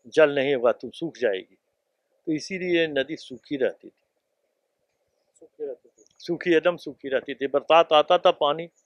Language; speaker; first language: Hindi; native; Hindi